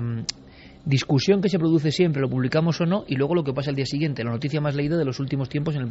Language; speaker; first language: Spanish; native; Spanish